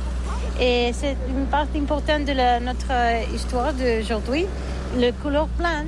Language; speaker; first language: French; non-native, learner; Catalan